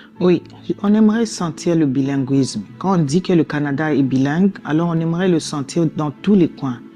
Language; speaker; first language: French; non-native, local second language; Lingala